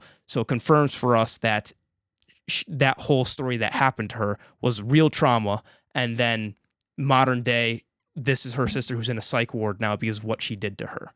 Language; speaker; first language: English; native; English